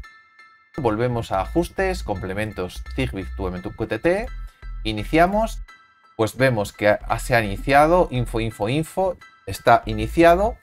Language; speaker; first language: Spanish; native; Spanish